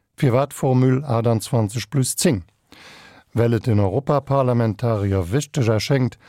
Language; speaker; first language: Luxembourgish; native; Luxembourgish